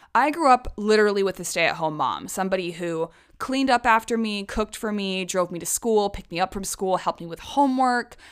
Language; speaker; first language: English; early bilingual, other home language; Czech